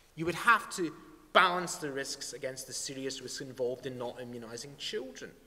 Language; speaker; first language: English; native; English